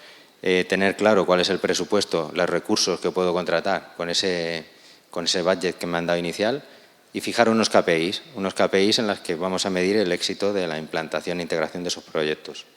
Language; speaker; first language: Spanish; native; Spanish